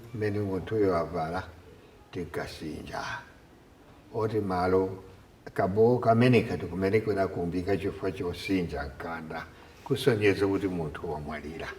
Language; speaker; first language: Nyanja; non-native, fluent; French